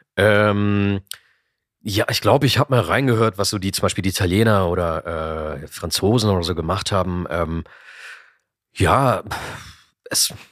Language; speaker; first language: German; native; German